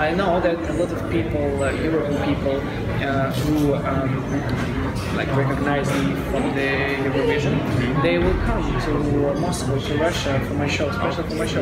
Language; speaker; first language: English; non-native, fluent; Russian